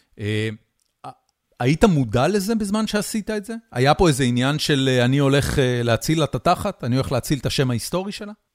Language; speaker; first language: Hebrew; native; Hebrew